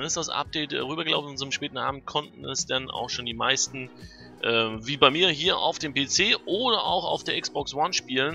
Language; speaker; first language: German; native; German